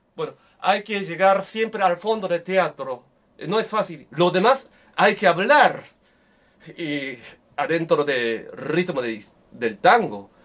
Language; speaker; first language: Spanish; non-native, learner; Japanese